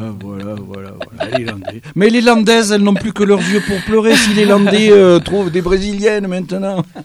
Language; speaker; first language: French; native; French